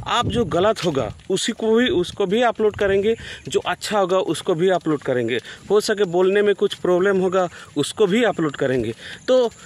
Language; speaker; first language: Hindi; non-native, local second language; Bangla